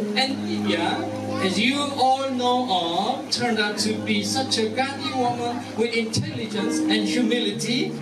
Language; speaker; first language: English; non-native, fluent; Korean